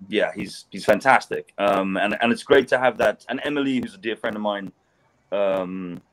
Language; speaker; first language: English; native; English